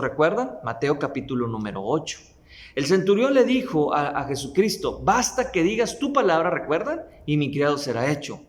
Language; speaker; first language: Spanish; native; Spanish